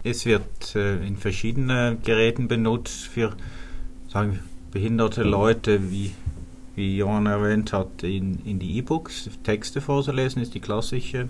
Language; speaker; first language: German; non-native, fluent; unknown